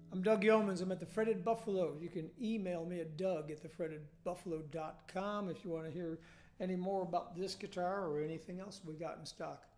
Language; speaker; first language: English; native; English